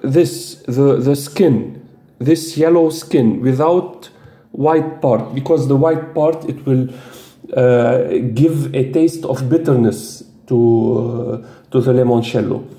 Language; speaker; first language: English; non-native, fluent; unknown